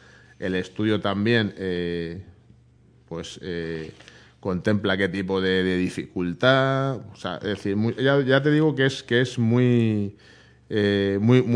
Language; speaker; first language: Spanish; native; Spanish